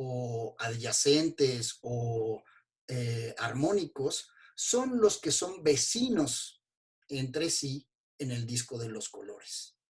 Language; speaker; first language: Spanish; native; Spanish